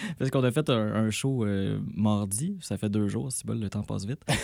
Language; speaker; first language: French; native; French